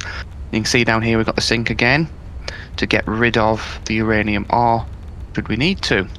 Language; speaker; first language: English; native; English